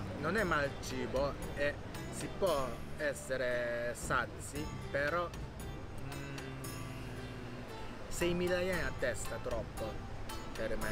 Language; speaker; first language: Italian; non-native, learner; Japanese